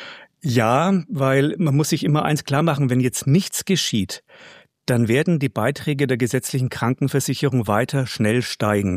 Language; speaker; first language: German; native; German